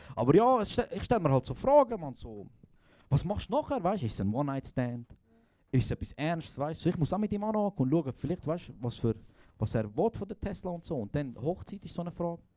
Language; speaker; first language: German; early bilingual, other home language; Croatian